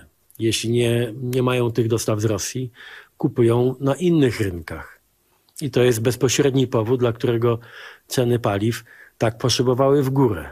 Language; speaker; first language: Polish; native; Polish